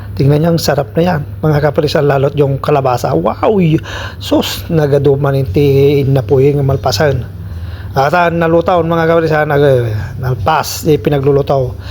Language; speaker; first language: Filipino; non-native, local second language; Iloko